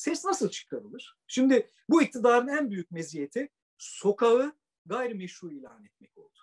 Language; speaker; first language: Turkish; native; Turkish